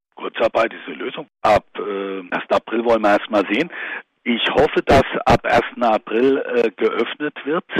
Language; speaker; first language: German; non-native, fluent; Italian